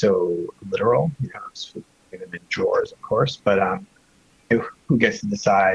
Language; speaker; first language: English; native; English